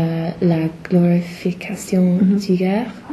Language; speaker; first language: French; non-native, learner; English